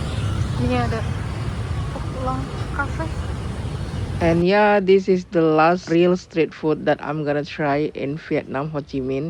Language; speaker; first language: English; non-native, learner; Indonesian